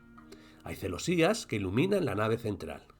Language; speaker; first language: Spanish; native; Spanish